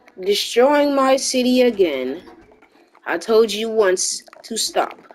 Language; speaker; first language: English; native; English